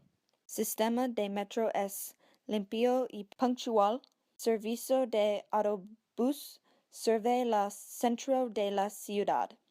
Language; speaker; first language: Spanish; non-native, learner; English